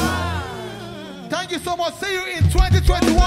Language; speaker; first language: English; non-native, local second language; Igbo